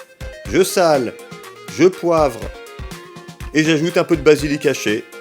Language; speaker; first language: French; native; French